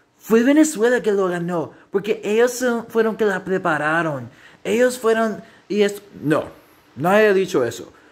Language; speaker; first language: Spanish; early bilingual, heritage; Spanish